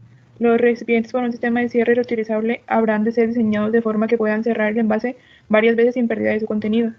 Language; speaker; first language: Spanish; native; Spanish